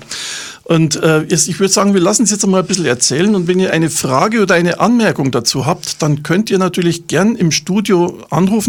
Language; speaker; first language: German; native; German